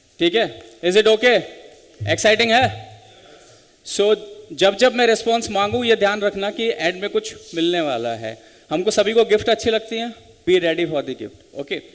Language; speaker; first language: Hindi; native; Hindi